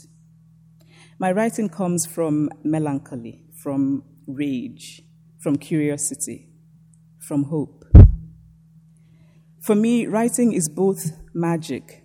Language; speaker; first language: English; native; English